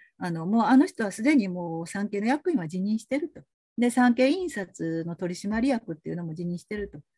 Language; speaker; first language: Japanese; native; Japanese